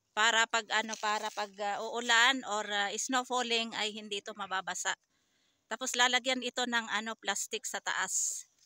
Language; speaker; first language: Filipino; non-native, local second language; Iloko